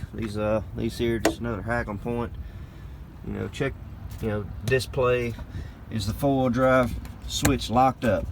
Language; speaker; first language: English; native; English